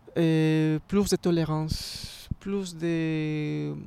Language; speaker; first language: French; non-native, fluent; Spanish